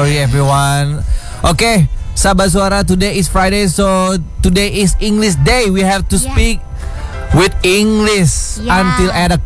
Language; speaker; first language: English; non-native, learner; Indonesian